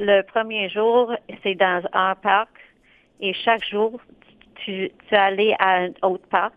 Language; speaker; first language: French; non-native, local second language; English